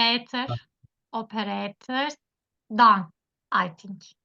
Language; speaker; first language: English; non-native, learner; Turkish